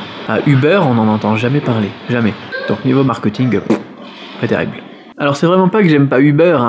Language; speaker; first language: French; native; French